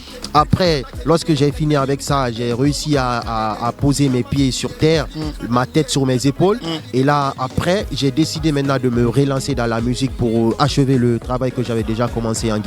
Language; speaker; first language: French; non-native, local second language; Fula